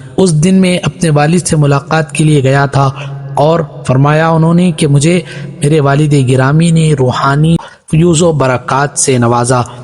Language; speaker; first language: Urdu; native; Urdu